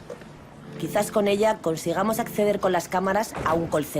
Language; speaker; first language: Spanish; native; Spanish